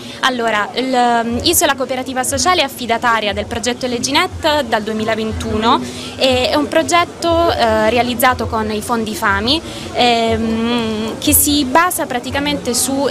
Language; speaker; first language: Italian; native; Italian